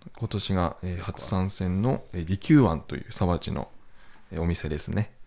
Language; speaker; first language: Japanese; native; Japanese